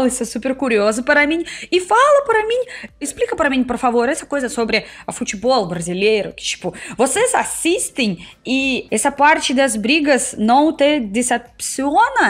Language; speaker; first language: Portuguese; non-native, learner; Russian